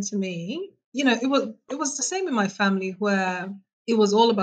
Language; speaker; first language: English; non-native, local second language; Yoruba